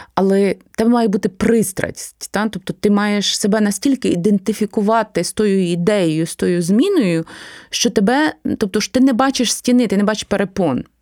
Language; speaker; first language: Ukrainian; native; Ukrainian